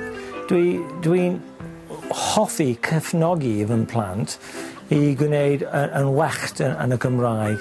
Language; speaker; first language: Welsh; non-native, learner; English